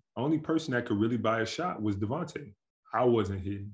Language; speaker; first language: English; native; English